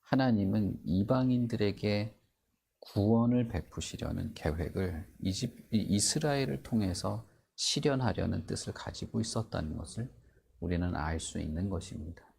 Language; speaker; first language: Korean; native; Korean